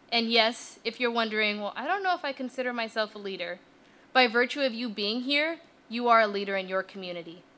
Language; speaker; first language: English; native; English